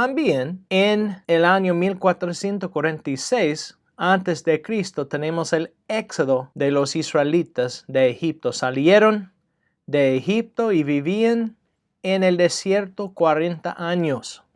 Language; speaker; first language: Spanish; non-native, fluent; English